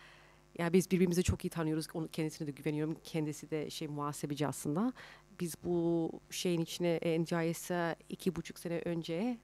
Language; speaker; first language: Turkish; early bilingual, heritage; Turkish